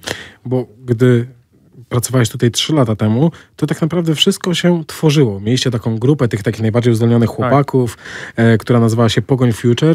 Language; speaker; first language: Polish; native; Polish